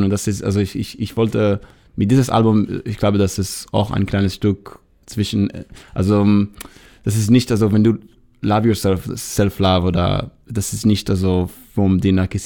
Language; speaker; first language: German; non-native, fluent; Hebrew